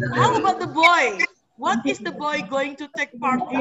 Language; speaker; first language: English; non-native, fluent; Indonesian